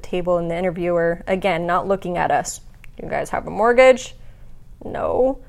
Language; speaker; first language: English; native; English